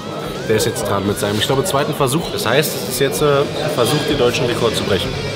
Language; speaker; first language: German; native; German